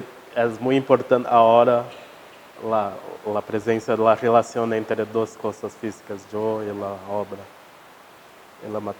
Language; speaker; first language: Spanish; non-native, learner; Portuguese